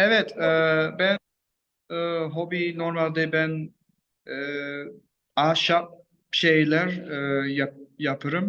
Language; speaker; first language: Turkish; non-native, learner; English